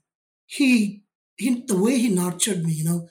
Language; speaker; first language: English; non-native, local second language; Bangla